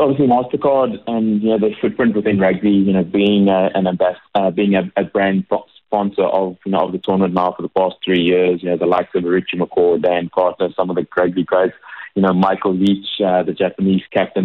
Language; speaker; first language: English; native; English